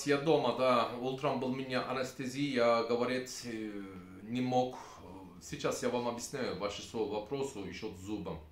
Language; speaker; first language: Russian; non-native, learner; Turkish